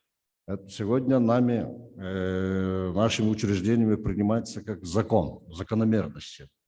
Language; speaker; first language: Russian; non-native, local second language; Kyrgyz